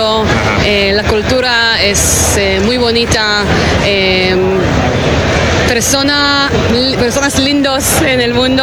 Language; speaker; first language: Spanish; non-native, learner; Hebrew